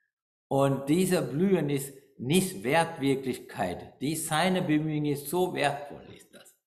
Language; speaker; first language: German; non-native, learner; Sinhala